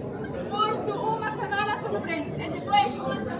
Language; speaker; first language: Portuguese; non-native, fluent; Arabic